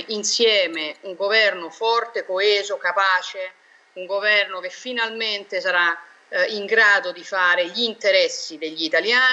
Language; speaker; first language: Italian; native; Italian